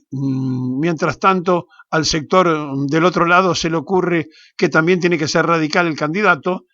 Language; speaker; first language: Spanish; native; Spanish